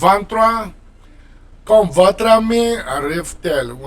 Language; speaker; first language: French; non-native, fluent; Spanish